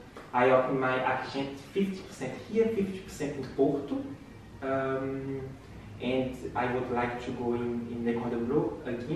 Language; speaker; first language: English; non-native, learner; Portuguese